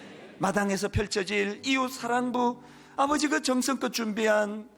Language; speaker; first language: Korean; native; Korean